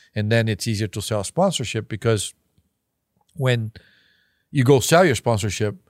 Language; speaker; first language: English; non-native, fluent; Portuguese